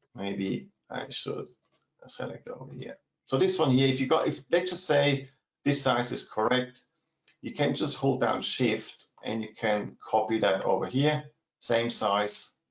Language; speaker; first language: English; non-native, fluent; German